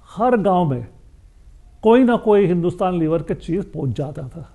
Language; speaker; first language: Hindi; non-native, local second language; Bangla